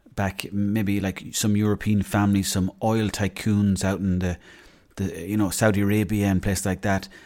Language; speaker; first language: English; native; English